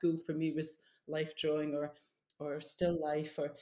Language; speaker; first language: English; native; English